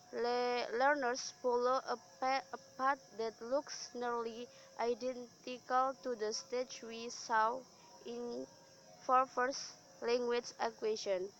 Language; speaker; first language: English; non-native, learner; Indonesian